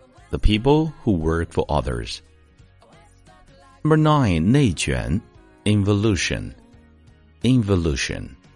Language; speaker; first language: English; non-native, fluent; Chinese